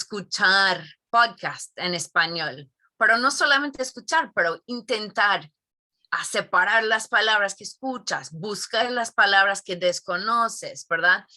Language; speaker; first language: Spanish; non-native, fluent; English